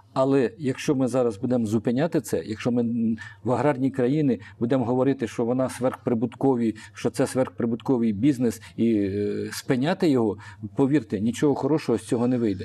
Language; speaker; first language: Ukrainian; non-native, local second language; Russian